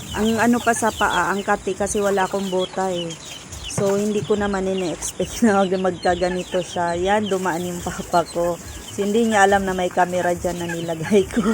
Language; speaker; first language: Filipino; non-native, local second language; Cebuano